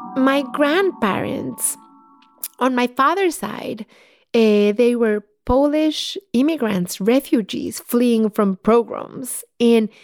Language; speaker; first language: English; non-native, fluent; Spanish